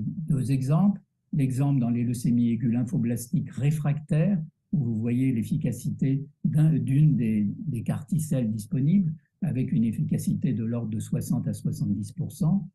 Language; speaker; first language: French; native; French